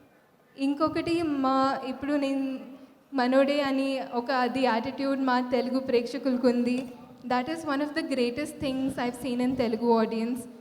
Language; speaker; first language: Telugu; non-native, local second language; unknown